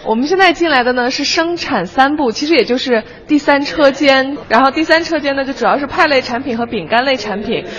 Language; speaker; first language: Chinese; native; Chinese